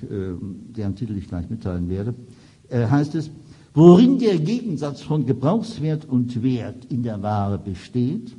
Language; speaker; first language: German; native; German